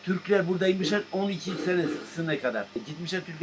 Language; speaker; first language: Turkish; non-native, local second language; Albanian